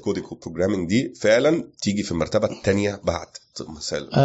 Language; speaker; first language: Arabic; native; Arabic